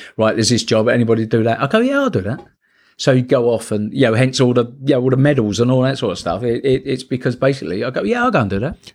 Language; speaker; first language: English; native; English